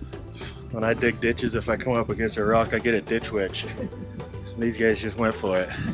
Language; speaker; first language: English; native; English